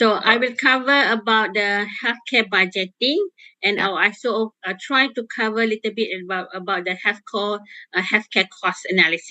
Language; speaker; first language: English; non-native, local second language; Malay